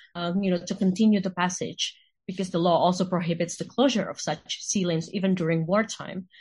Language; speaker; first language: English; non-native, fluent; Indonesian